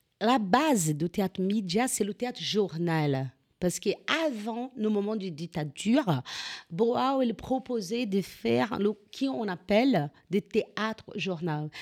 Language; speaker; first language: French; non-native, fluent; Portuguese